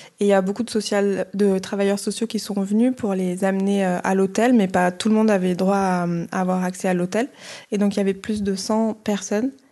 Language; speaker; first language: French; non-native, fluent; Bini